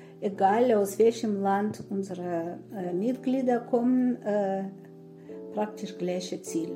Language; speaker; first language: German; non-native, fluent; Russian